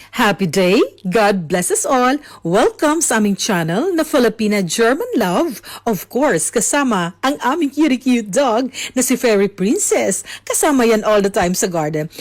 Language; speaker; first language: Filipino; native; Filipino